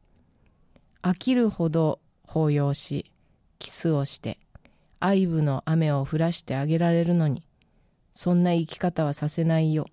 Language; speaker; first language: Japanese; native; Japanese